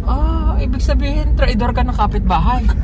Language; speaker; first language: Filipino; native; Filipino